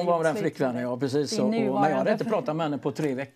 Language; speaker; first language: Swedish; native; Swedish